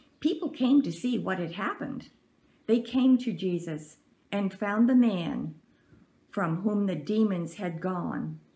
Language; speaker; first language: English; native; English